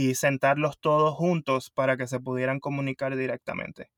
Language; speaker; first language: Spanish; native; Spanish